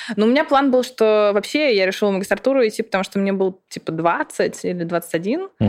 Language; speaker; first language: Russian; early bilingual, other home language; Serbian